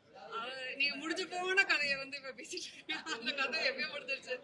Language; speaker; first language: Tamil; native; Tamil